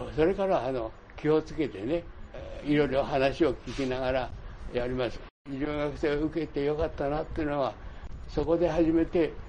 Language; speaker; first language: Japanese; native; Japanese